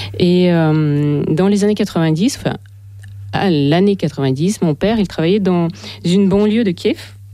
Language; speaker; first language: French; non-native, fluent; Russian